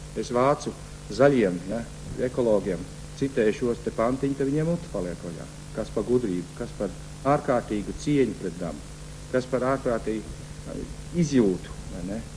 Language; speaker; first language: Latvian; early bilingual, heritage; Latvian